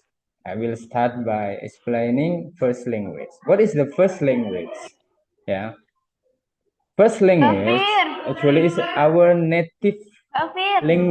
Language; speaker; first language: English; non-native, fluent; Indonesian